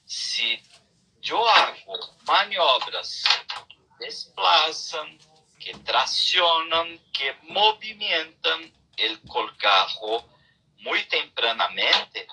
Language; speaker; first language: Spanish; non-native, learner; Portuguese